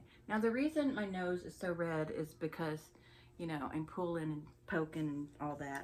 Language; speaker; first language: English; native; English